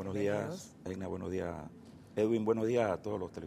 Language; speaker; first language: Spanish; native; Spanish